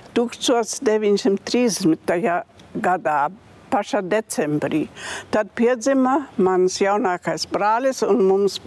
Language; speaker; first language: Latvian; non-native, local second language; German